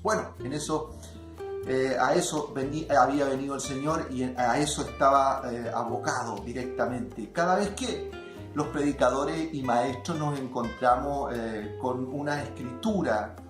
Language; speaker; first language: Spanish; native; Spanish